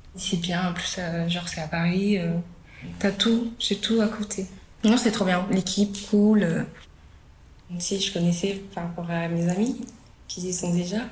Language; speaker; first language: French; early bilingual, other home language; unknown